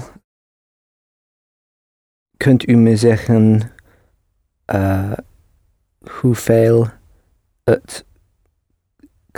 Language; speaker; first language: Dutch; non-native, learner; English